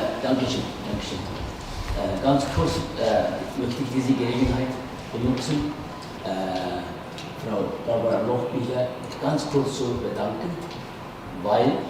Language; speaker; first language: German; non-native, fluent; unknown